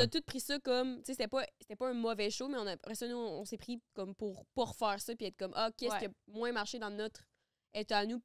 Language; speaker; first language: French; native; French